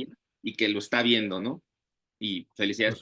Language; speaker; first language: Spanish; native; Spanish